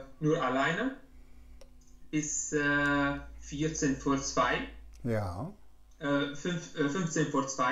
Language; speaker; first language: German; non-native, learner; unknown